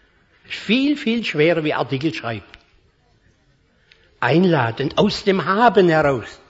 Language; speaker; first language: German; native; German